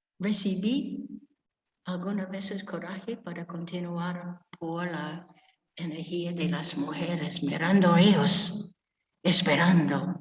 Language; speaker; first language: Spanish; non-native, fluent; English